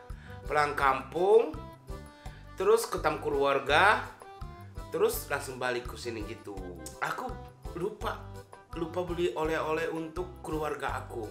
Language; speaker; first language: Indonesian; non-native, fluent; Japanese